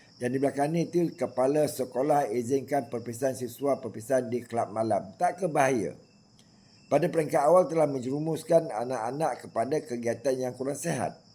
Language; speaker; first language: Malay; native; Malay